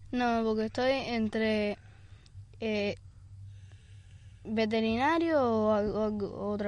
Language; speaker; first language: Spanish; early bilingual, other home language; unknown